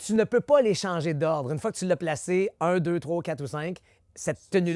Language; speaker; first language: French; native; French